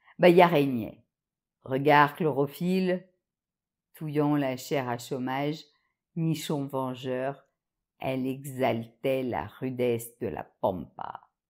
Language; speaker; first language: French; native; French